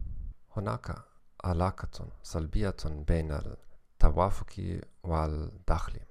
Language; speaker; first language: Arabic; non-native, learner; German